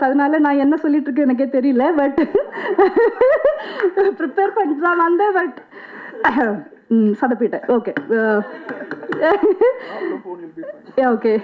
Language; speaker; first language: Tamil; non-native, fluent; Malayalam